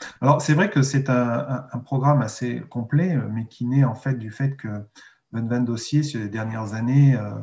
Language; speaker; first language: French; native; French